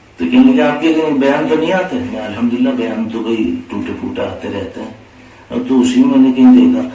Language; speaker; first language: Urdu; native; Urdu